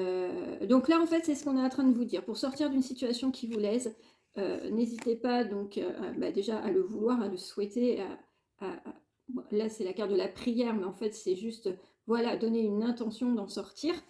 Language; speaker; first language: French; native; French